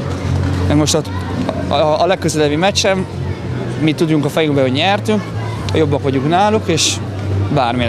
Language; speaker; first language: Hungarian; non-native, fluent; Italian